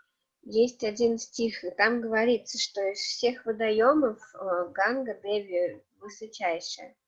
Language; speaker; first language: Russian; native; Russian